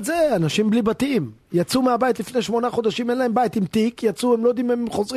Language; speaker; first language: Hebrew; native; Hebrew